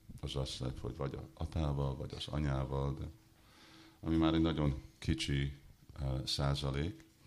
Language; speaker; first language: Hungarian; early bilingual, heritage; Hungarian